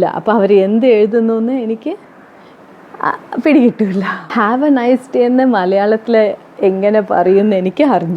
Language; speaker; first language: Malayalam; early bilingual, heritage; Tamil